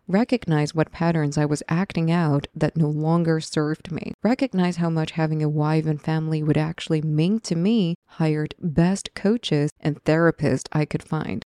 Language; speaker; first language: English; non-native, fluent; Chinese